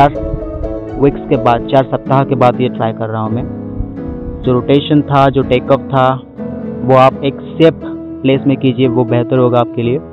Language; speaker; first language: Hindi; non-native, local second language; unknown